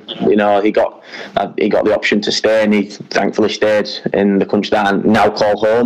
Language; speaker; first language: English; native; English